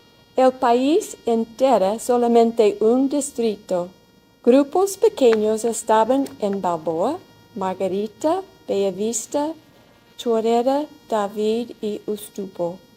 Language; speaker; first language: Spanish; non-native, learner; English